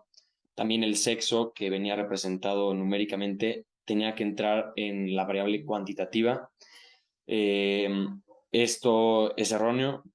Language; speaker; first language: Spanish; native; Spanish